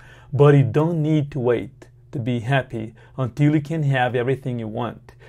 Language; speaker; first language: English; non-native, fluent; Portuguese